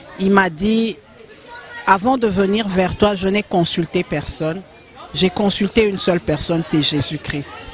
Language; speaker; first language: French; non-native, local second language; Lingala